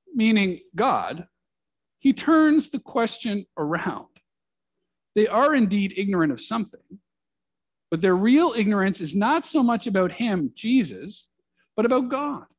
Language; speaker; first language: English; native; English